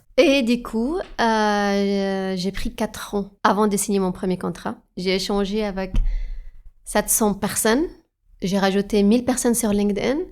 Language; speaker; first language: French; non-native, fluent; Arabic